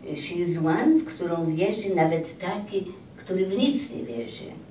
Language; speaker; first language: English; non-native, fluent; Polish